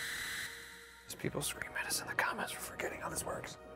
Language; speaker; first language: English; native; English